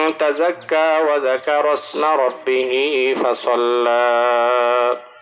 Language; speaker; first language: Arabic; non-native, fluent; Bangla